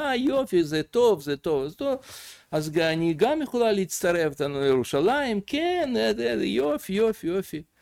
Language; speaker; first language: Hebrew; native; Hebrew